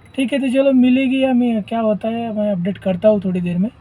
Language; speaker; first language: Hindi; non-native, local second language; Marathi